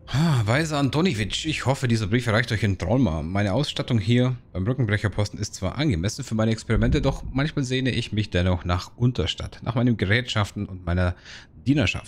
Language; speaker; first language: German; native; German